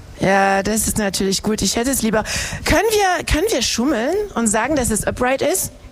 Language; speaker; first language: German; non-native, fluent; French